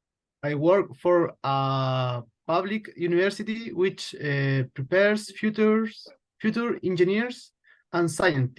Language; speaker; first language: English; non-native, learner; Spanish